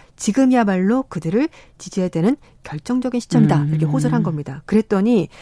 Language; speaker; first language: Korean; native; Korean